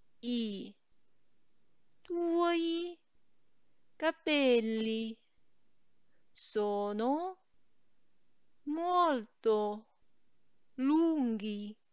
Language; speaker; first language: Italian; non-native, fluent; Chinese